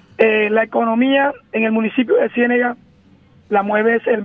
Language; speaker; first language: Spanish; native; Spanish